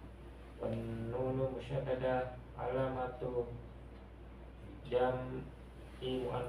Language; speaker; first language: Arabic; non-native, learner; Indonesian